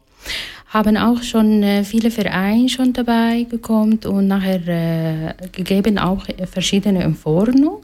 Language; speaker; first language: German; non-native, learner; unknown